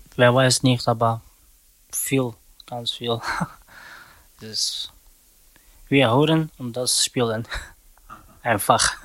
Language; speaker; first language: German; non-native, learner; Slovak